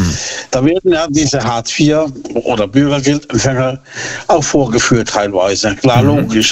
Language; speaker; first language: German; native; German